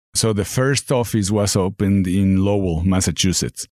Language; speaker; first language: English; non-native, fluent; Spanish